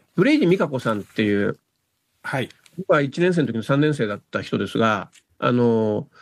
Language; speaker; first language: Japanese; native; Japanese